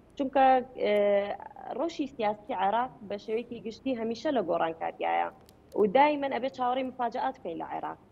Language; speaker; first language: Central Kurdish; non-native, local second language; Kurdish